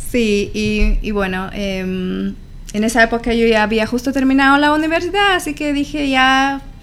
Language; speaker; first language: Spanish; non-native, fluent; Slovak